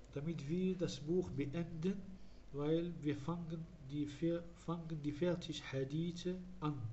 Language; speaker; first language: German; non-native, fluent; Arabic